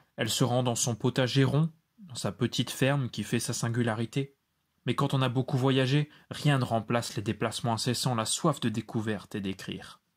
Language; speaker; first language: French; native; French